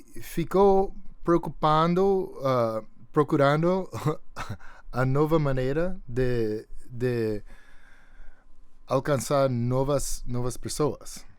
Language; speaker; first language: Portuguese; non-native, fluent; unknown